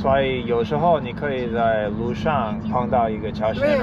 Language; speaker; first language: Chinese; non-native, learner; English